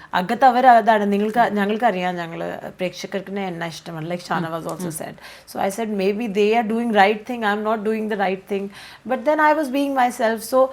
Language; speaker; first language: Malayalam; early bilingual, heritage; Malayalam